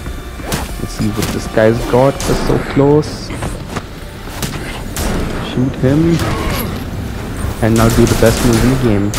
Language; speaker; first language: English; native; English